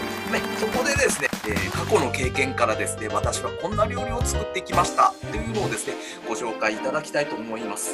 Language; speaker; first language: Japanese; native; Japanese